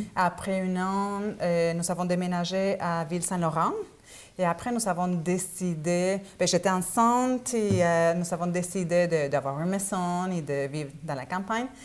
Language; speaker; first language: French; non-native, fluent; Spanish